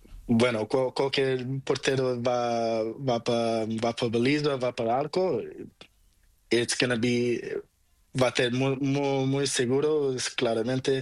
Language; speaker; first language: Spanish; non-native, learner; Portuguese